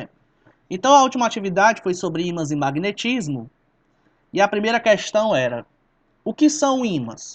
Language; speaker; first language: Portuguese; native; Portuguese